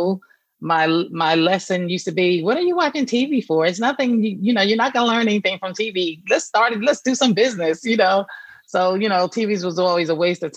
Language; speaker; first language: English; native; English